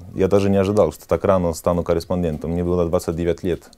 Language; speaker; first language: Russian; non-native, fluent; Polish